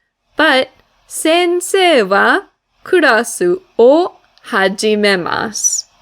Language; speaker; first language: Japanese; non-native, fluent; English